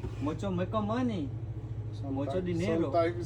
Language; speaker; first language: Spanish; non-native, learner; Gujarati